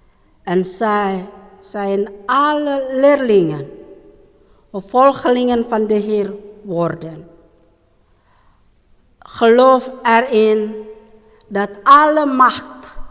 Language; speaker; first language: Dutch; non-native, learner; Indonesian